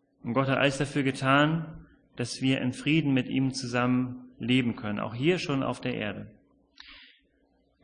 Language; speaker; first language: German; native; German